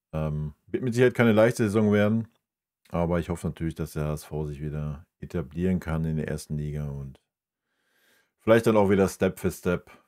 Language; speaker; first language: German; native; German